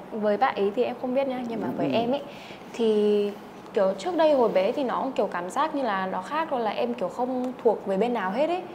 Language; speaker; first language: Vietnamese; early bilingual, heritage; Czech